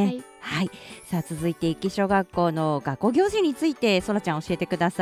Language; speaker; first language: Japanese; native; Japanese